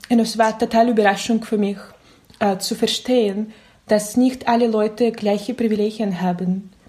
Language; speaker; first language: German; non-native, learner; Russian